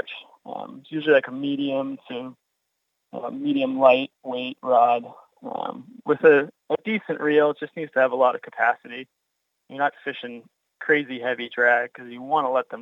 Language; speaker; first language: English; native; English